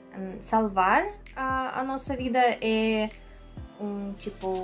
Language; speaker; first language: Portuguese; non-native, learner; Russian